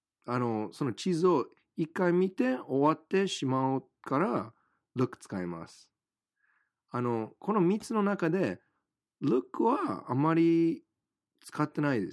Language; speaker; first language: Japanese; non-native, fluent; English